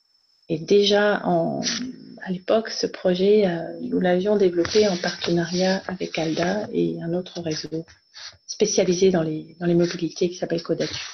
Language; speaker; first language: French; native; French